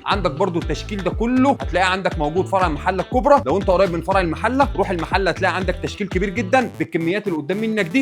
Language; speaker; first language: Arabic; native; Arabic